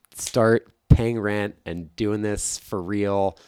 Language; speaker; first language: English; native; English